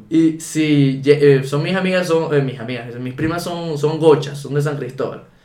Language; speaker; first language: Spanish; native; Spanish